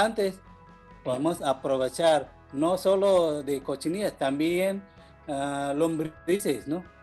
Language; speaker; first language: Spanish; non-native, fluent; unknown